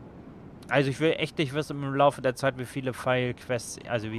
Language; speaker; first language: German; native; German